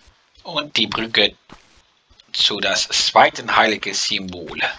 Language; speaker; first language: German; non-native, learner; Dutch